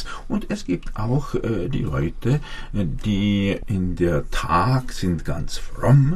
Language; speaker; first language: German; non-native, fluent; Czech